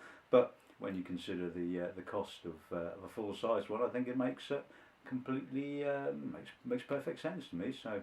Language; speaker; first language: English; native; English